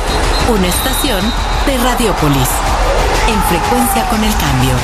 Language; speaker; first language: Spanish; native; Spanish